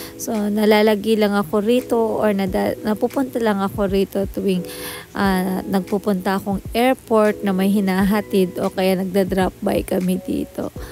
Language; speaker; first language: Filipino; native; Filipino